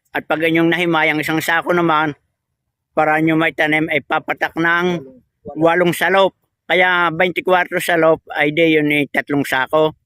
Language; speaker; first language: Filipino; native; Filipino